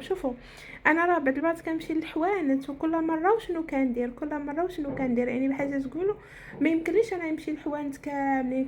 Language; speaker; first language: Arabic; native; Arabic